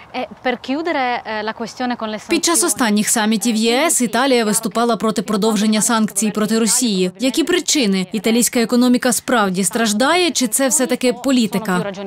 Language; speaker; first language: Ukrainian; native; Ukrainian